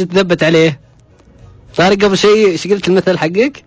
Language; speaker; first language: Arabic; native; Arabic